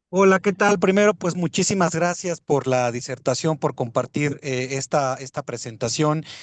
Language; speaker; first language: Spanish; native; Spanish